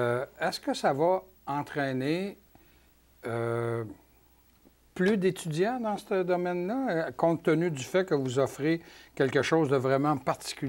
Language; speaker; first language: French; native; French